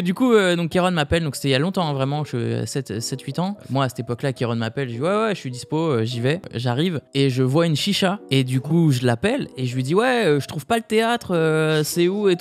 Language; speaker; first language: French; native; French